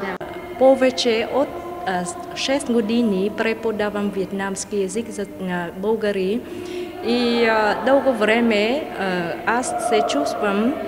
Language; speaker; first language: Bulgarian; non-native, learner; Vietnamese